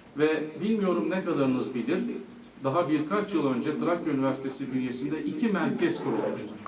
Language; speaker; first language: Turkish; native; Turkish